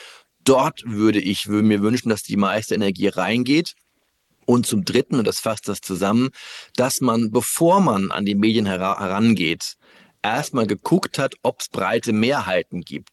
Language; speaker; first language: German; native; German